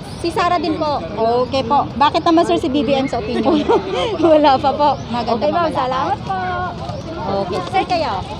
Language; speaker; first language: Filipino; native; Filipino